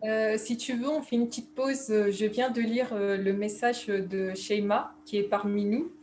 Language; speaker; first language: French; native; French